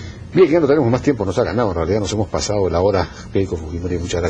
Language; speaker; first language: Spanish; native; Spanish